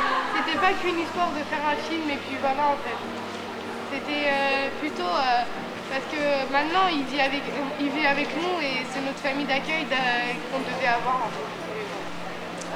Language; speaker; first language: French; early bilingual, other home language; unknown